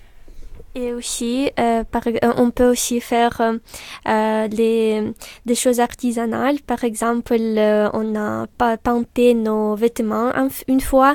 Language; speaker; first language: French; non-native, fluent; Ukrainian